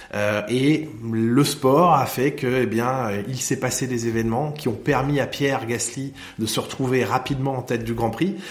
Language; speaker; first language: French; native; French